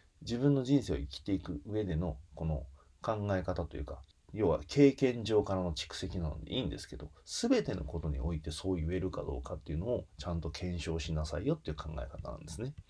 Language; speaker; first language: Japanese; native; Japanese